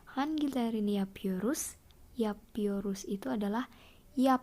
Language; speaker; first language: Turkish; non-native, fluent; Indonesian